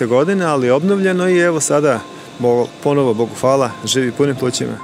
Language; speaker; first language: Serbian; native; Serbian